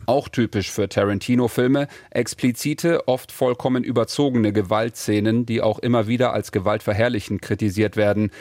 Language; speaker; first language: German; native; German